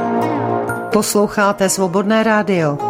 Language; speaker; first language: Czech; native; Czech